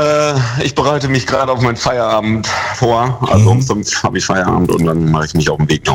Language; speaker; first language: German; native; German